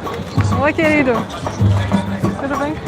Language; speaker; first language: Portuguese; non-native, learner; English